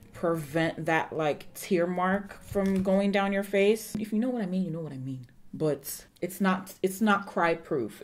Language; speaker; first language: English; early bilingual, other home language; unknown